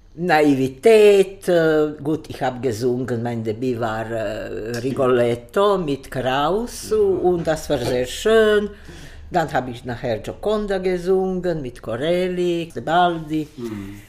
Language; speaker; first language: German; non-native, learner; Croatian